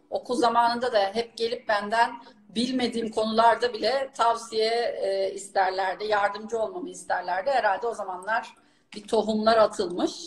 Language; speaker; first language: Turkish; native; Turkish